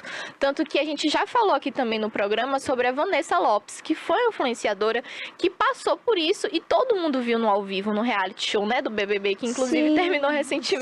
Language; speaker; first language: Portuguese; native; Portuguese